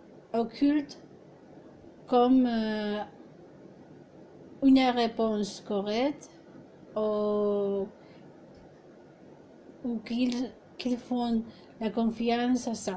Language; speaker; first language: French; non-native, fluent; Spanish